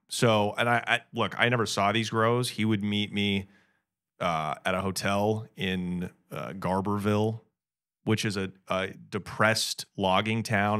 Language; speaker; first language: English; native; English